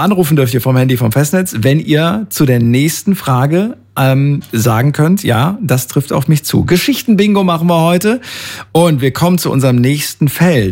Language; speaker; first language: German; native; German